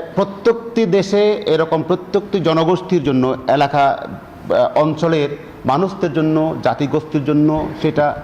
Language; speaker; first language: Bangla; non-native, local second language; Chakma